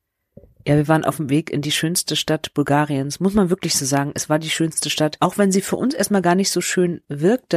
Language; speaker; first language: German; native; German